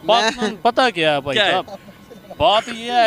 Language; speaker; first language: Hindi; non-native, local second language; Punjabi